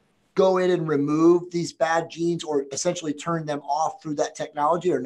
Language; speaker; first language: English; native; English